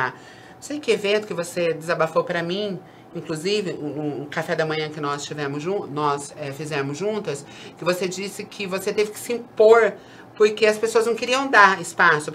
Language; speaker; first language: Portuguese; native; Portuguese